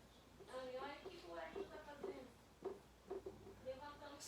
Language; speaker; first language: Portuguese; native; Portuguese